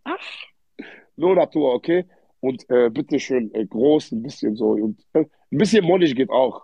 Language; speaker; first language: German; early bilingual, other home language; Arabic